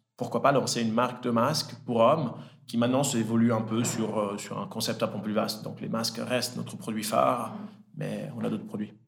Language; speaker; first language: French; early bilingual, other home language; Italian